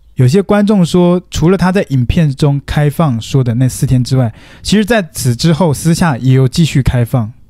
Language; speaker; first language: Chinese; native; Chinese